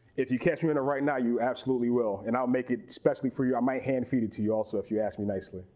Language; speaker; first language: English; native; English